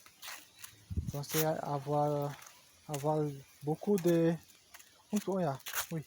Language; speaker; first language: French; non-native, learner; Portuguese